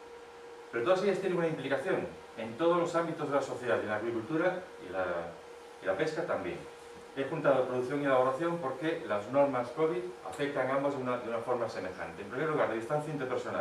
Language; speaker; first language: Spanish; native; Spanish